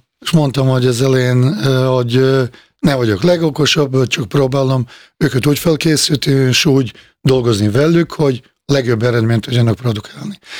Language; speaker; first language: Hungarian; non-native, fluent; Bosnian